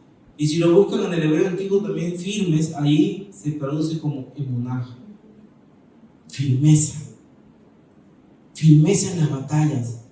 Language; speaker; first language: Spanish; native; Spanish